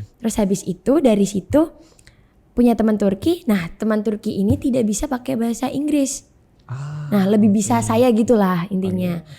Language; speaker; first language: Indonesian; native; Indonesian